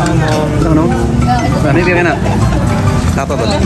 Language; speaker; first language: Filipino; non-native, local second language; Cebuano